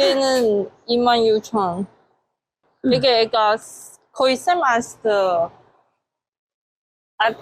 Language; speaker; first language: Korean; non-native, learner; Chinese